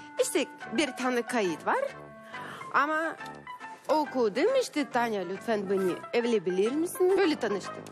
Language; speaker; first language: Turkish; non-native, learner; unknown